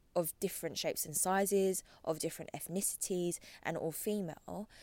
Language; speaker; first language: English; native; English